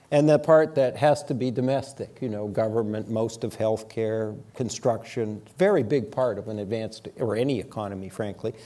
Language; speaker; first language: English; native; English